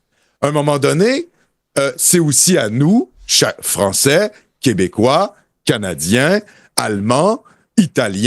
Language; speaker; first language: French; native; French